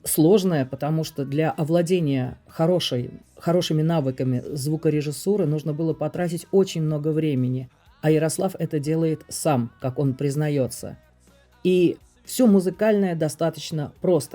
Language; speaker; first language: Russian; native; Russian